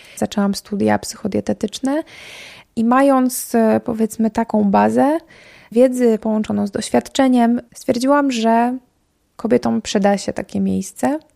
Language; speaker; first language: Polish; native; Polish